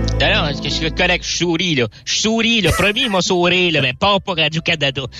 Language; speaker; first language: French; native; French